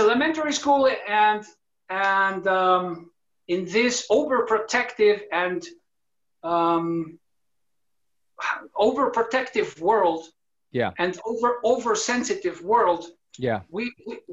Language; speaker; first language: English; non-native, fluent; Spanish